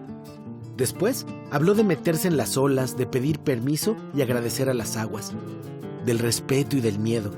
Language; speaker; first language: Spanish; native; Spanish